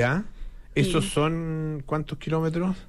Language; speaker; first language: Spanish; native; Spanish